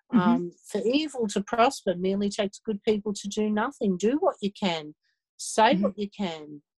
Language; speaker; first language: English; native; English